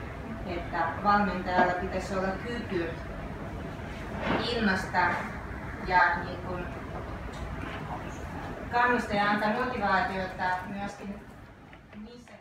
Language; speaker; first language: Finnish; non-native, fluent; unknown